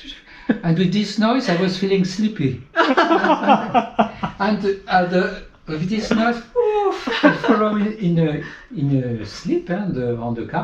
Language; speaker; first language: English; non-native, fluent; French